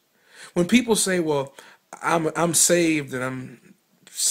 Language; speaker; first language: English; native; English